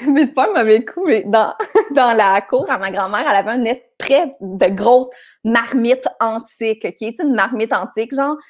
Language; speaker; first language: French; native; French